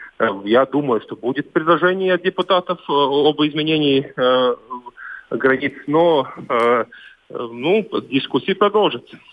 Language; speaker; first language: Russian; non-native, local second language; Latvian